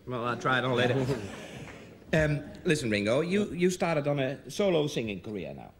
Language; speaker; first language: English; non-native, fluent; Dutch